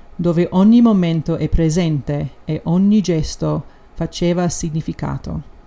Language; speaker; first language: Italian; non-native, learner; English